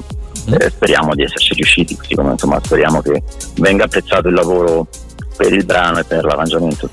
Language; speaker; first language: Italian; native; Italian